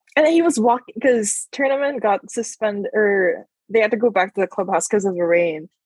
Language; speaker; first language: English; non-native, local second language; Filipino